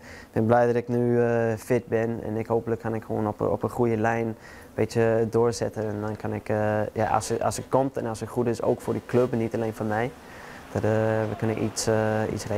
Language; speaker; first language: Dutch; non-native, fluent; English